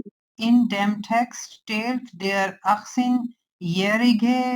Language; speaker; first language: German; non-native, learner; Urdu